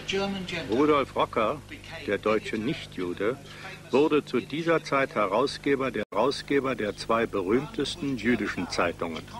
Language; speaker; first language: German; native; German